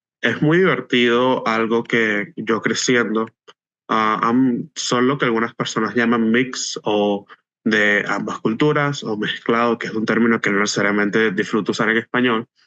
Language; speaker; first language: Spanish; native; Spanish